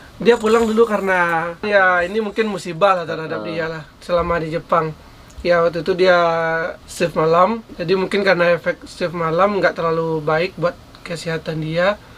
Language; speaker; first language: Indonesian; native; Indonesian